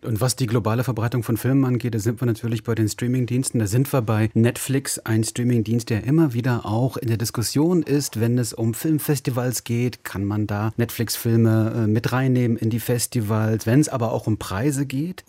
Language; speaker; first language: German; native; German